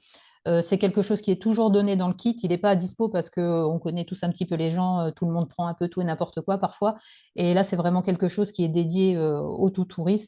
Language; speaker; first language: French; native; French